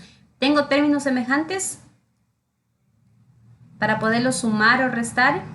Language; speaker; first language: Spanish; native; Spanish